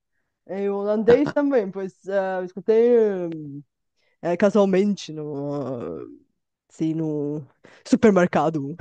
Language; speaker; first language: Portuguese; non-native, fluent; Bulgarian